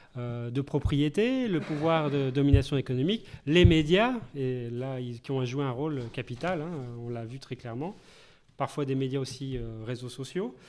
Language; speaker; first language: French; native; French